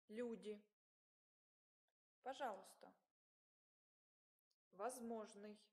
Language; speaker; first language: Russian; non-native, learner; English